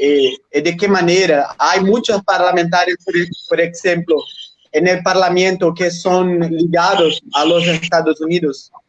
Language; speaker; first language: Spanish; non-native, fluent; Portuguese